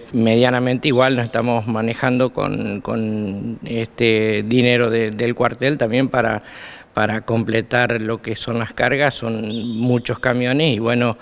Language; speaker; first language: Spanish; native; Spanish